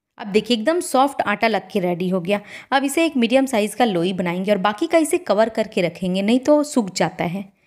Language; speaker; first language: Hindi; native; Hindi